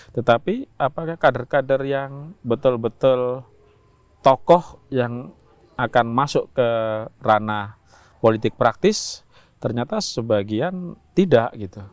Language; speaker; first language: Indonesian; non-native, local second language; Javanese